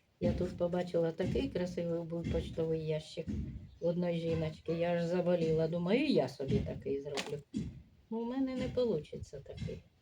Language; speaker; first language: Ukrainian; native; Ukrainian